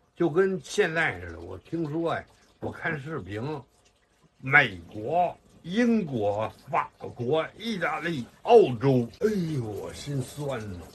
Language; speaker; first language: Chinese; native; Chinese